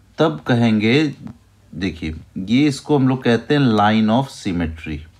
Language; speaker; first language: Hindi; native; Hindi